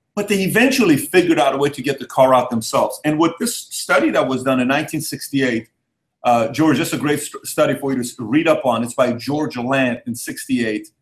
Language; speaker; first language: English; early bilingual, other home language; Persian